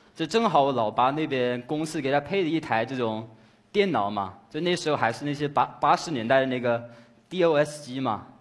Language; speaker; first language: Chinese; non-native, fluent; English